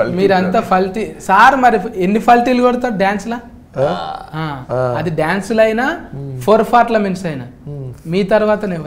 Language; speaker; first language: Telugu; native; Telugu